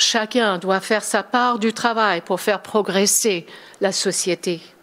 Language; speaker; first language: French; non-native, fluent; English